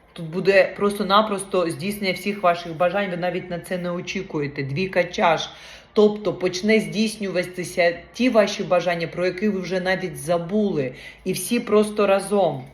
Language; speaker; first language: Ukrainian; non-native, local second language; Russian